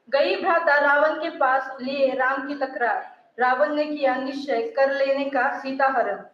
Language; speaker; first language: Hindi; non-native, local second language; Marathi